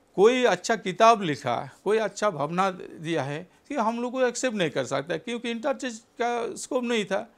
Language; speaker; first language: Hindi; non-native, local second language; Santali